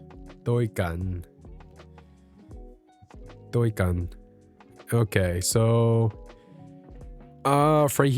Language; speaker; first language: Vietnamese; non-native, learner; English